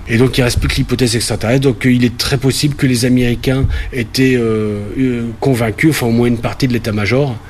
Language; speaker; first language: French; native; French